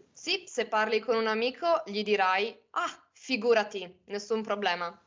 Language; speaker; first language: Italian; native; Italian